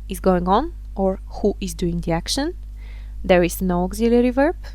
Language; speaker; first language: English; non-native, fluent; Bulgarian